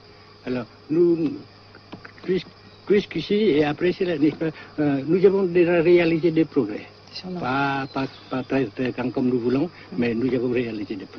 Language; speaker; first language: French; non-native, fluent; Vietnamese